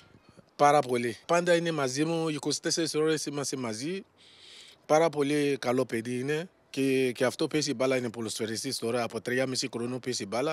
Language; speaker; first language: Greek; non-native, learner; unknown